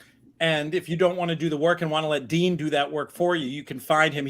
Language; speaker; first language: English; native; English